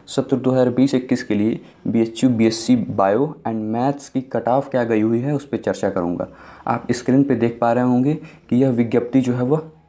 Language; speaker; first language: Hindi; native; Hindi